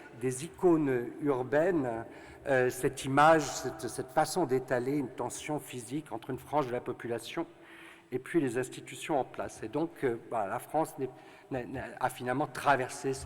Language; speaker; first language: French; native; French